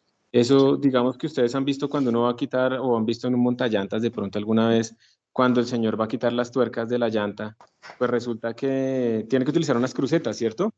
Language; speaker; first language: Spanish; native; Spanish